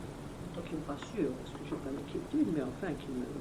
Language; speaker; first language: French; native; French